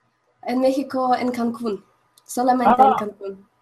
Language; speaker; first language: Spanish; non-native, learner; Russian